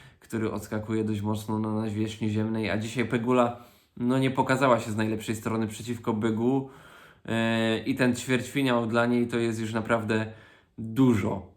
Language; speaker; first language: Polish; native; Polish